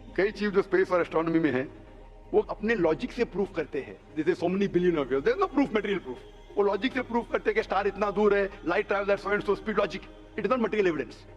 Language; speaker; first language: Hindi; non-native, local second language; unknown